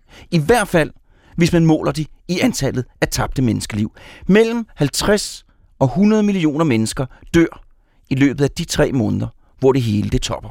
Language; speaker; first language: Danish; native; Danish